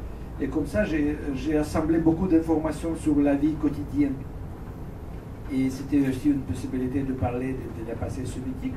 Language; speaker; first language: French; non-native, learner; Russian